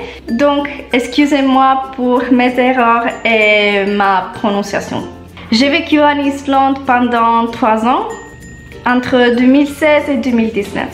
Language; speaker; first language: French; non-native, learner; Italian